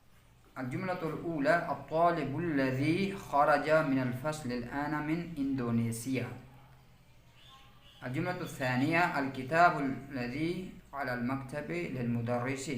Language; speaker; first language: Arabic; non-native, fluent; Urdu